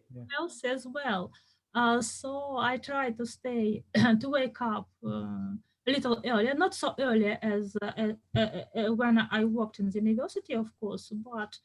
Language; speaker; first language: English; non-native, fluent; Russian